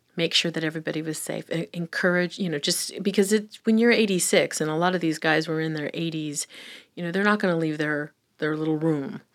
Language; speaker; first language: English; early bilingual, other home language; Filipino